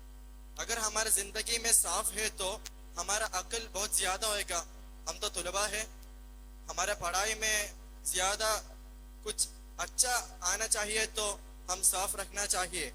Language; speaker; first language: Hindi; non-native, learner; Malayalam